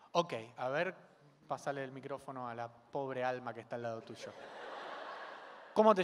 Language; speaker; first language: Spanish; native; Spanish